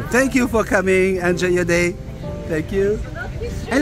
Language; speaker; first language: English; non-native, fluent; French